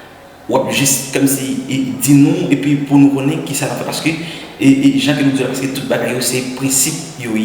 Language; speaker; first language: French; non-native, learner; Haitian Creole